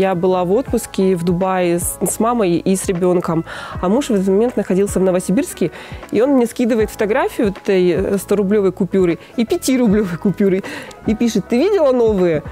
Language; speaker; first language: Russian; native; Russian